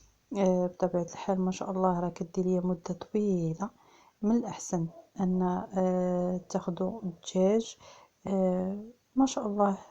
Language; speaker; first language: Arabic; native; Arabic